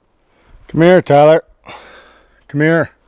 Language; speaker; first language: English; native; English